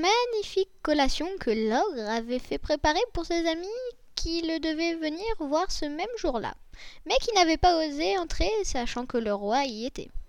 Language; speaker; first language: French; native; French